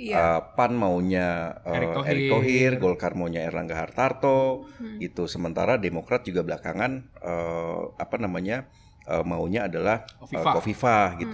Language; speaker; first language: Indonesian; native; Indonesian